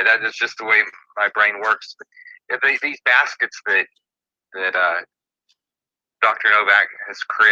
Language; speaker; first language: English; native; English